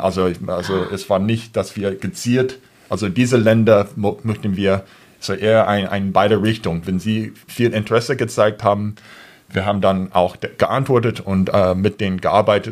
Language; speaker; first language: German; non-native, fluent; English